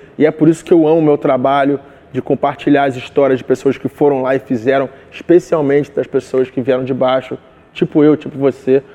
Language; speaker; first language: Portuguese; native; Portuguese